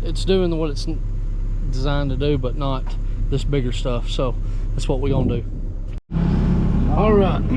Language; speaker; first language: English; native; English